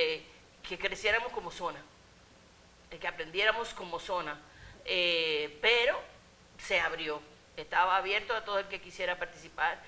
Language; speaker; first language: Spanish; native; Spanish